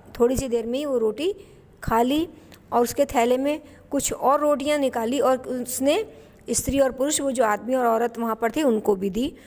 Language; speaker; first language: Hindi; native; Hindi